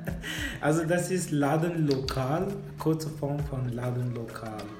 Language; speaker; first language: German; non-native, fluent; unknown